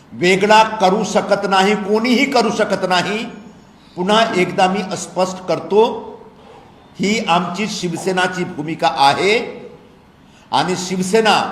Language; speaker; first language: Marathi; non-native, local second language; Hindi